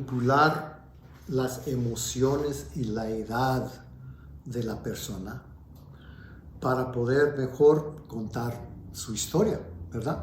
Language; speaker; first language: Spanish; early bilingual, heritage; Spanish